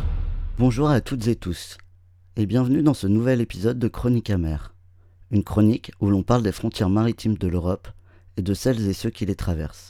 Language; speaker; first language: French; native; French